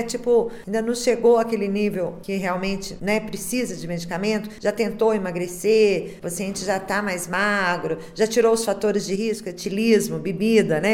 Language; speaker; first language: Portuguese; native; Portuguese